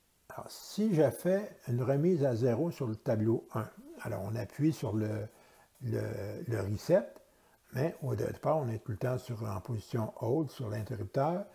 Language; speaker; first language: French; native; French